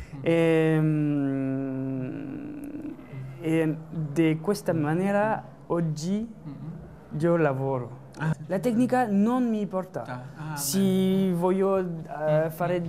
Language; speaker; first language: Italian; non-native, learner; French